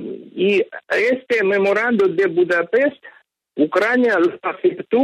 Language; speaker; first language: Spanish; non-native, fluent; Ukrainian